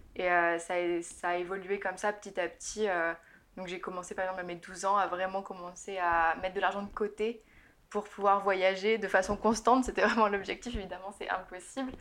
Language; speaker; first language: French; native; French